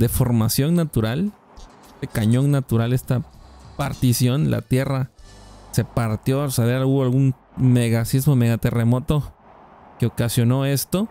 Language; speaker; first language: Spanish; native; Spanish